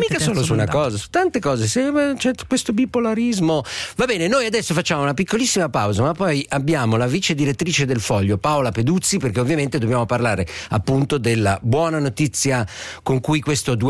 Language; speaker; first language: Italian; native; Italian